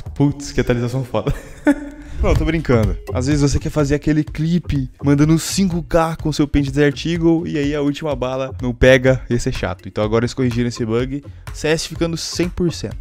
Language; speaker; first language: Portuguese; native; Portuguese